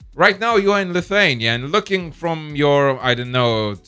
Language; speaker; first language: English; non-native, fluent; Lithuanian